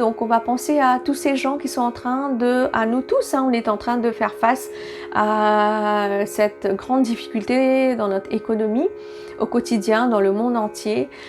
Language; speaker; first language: French; non-native, local second language; Bhojpuri